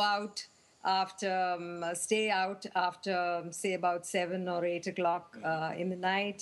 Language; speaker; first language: English; non-native, local second language; Tamil